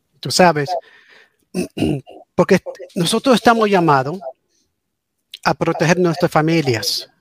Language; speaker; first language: Spanish; early bilingual, heritage; English